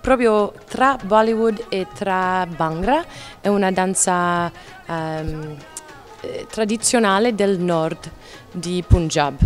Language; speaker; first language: Italian; non-native, learner; English